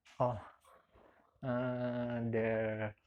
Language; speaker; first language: English; non-native, learner; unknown